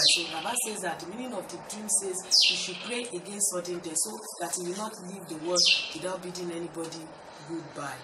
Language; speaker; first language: English; non-native, local second language; Yoruba